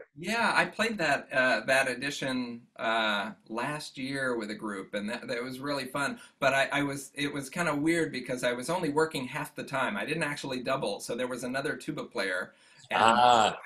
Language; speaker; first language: English; native; English